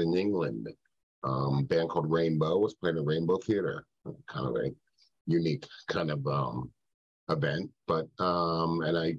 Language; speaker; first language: English; native; English